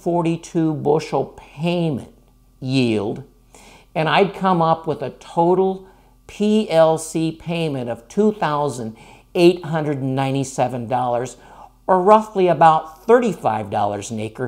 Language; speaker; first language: English; native; English